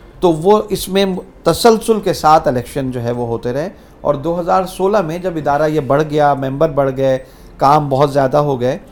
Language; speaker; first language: Urdu; native; Urdu